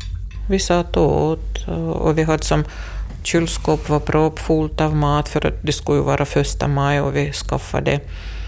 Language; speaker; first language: Swedish; non-native, fluent; Russian